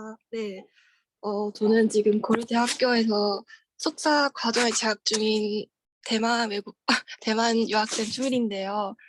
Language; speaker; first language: Korean; non-native, fluent; Chinese